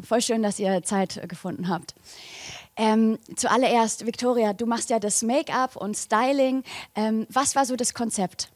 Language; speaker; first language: German; native; German